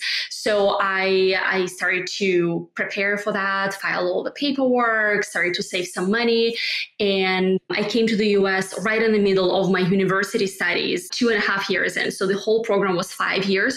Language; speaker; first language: English; non-native, fluent; Russian